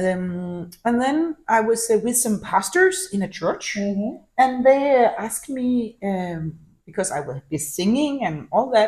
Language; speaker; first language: English; non-native, fluent; Danish